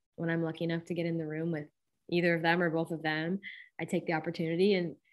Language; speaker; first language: English; native; English